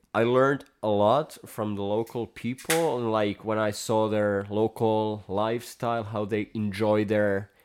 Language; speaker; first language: English; non-native, fluent; Finnish